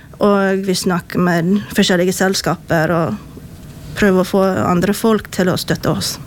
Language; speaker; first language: Norwegian; non-native, fluent; English